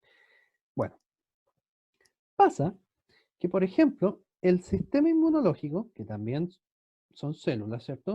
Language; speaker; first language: Spanish; native; Spanish